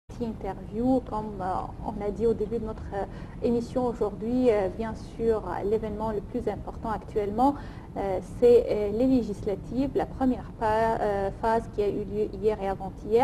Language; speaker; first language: French; non-native, fluent; Arabic